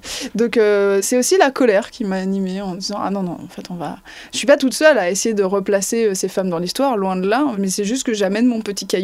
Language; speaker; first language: French; native; French